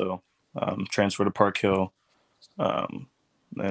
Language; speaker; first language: English; native; English